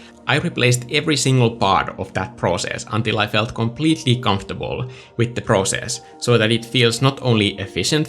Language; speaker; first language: English; non-native, fluent; Finnish